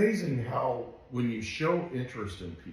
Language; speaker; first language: English; native; English